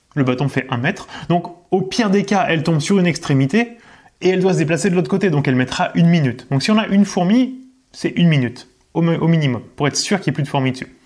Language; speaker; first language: French; native; French